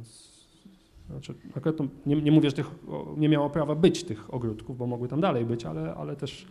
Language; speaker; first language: Polish; native; Polish